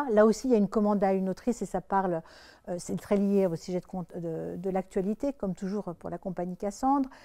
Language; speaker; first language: French; native; French